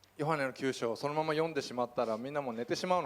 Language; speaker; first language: Japanese; native; Japanese